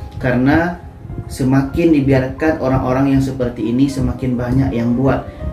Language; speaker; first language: Indonesian; native; Indonesian